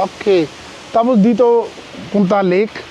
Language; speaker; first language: Filipino; non-native, learner; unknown